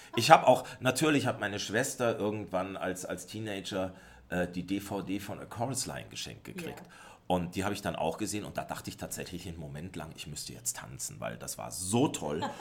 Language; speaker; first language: German; native; German